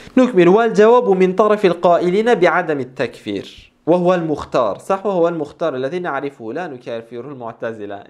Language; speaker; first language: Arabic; non-native, fluent; Turkish